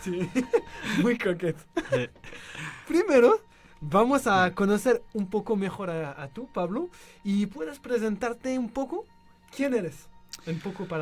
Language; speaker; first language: Spanish; non-native, learner; French